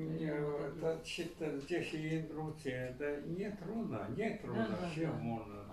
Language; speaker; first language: Russian; non-native, learner; Chinese